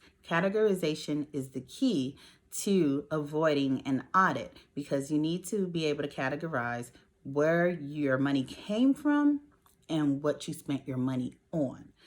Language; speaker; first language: English; native; English